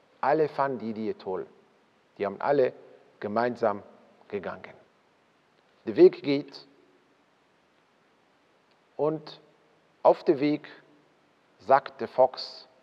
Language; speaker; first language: German; non-native, fluent; Hebrew